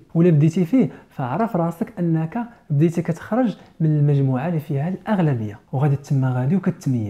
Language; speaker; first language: Arabic; native; Arabic